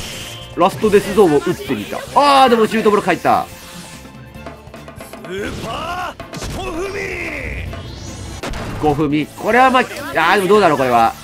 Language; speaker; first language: Japanese; native; Japanese